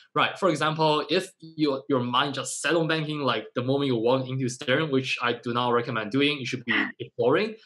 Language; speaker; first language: English; non-native, fluent; Chinese